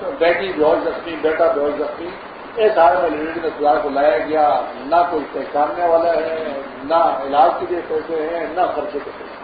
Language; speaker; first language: Urdu; non-native, local second language; Pashto